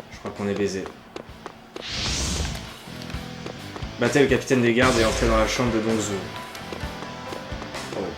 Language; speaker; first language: French; native; French